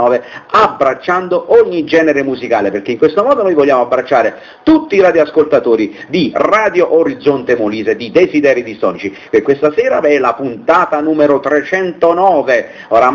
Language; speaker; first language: Italian; native; Italian